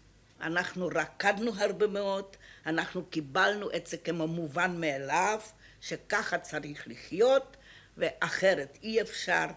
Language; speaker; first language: Hebrew; non-native, fluent; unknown